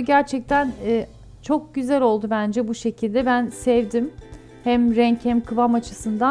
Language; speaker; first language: Turkish; native; Turkish